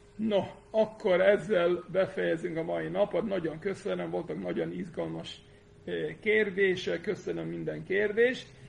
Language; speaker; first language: Hungarian; non-native, fluent; English